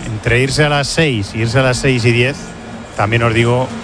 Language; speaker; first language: Spanish; native; Spanish